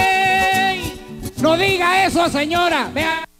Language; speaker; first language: Spanish; native; Spanish